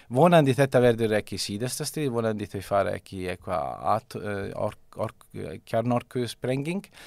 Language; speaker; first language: Icelandic; non-native, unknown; Italian